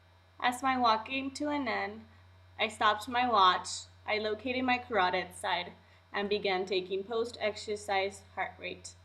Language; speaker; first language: English; native; English